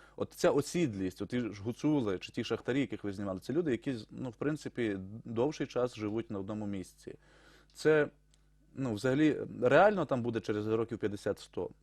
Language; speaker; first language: Ukrainian; native; Ukrainian